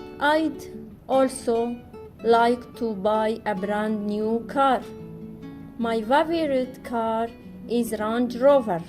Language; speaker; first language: English; non-native, learner; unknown